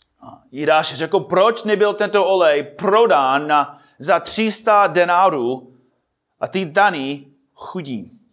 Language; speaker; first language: Czech; non-native, fluent; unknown